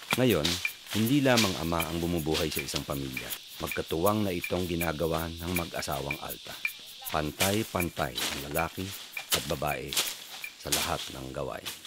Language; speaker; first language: Filipino; native; Filipino